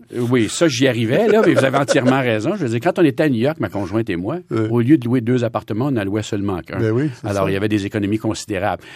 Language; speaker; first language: French; native; French